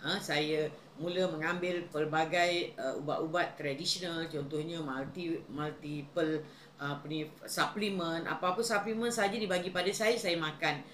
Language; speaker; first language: Malay; native; Malay